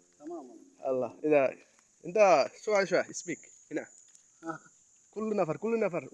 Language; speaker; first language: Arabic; non-native, learner; Bangla